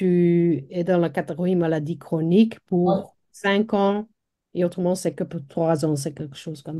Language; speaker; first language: French; non-native, local second language; Dutch